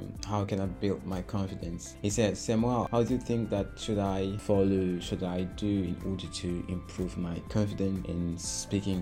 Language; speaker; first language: English; non-native, fluent; Portuguese